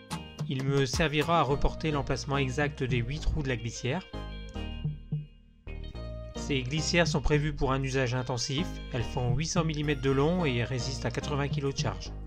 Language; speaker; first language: French; native; French